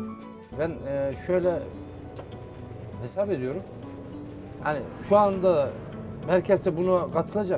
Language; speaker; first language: Turkish; native; Turkish